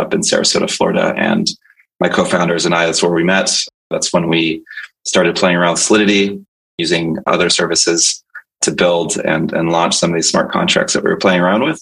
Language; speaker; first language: English; native; English